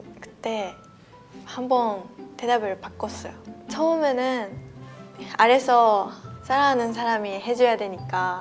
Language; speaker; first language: Korean; non-native, fluent; Japanese